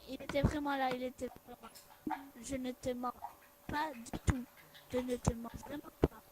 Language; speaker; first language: French; native; French